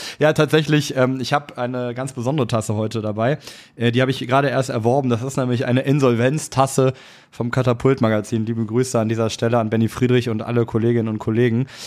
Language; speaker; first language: German; native; German